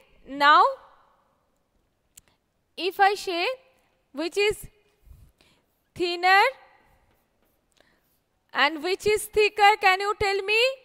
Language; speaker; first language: English; non-native, local second language; Bangla